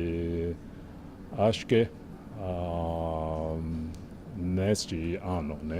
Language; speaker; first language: Portuguese; non-native, fluent; Chinese